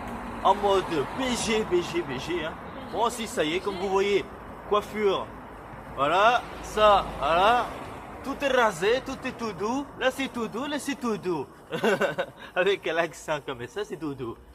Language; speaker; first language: French; native; French